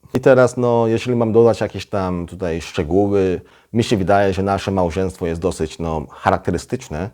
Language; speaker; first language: Polish; non-native, fluent; Korean